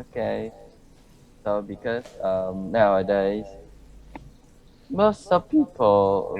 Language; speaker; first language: English; non-native, learner; Vietnamese